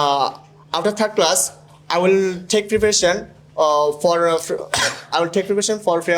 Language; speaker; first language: English; non-native, learner; Bangla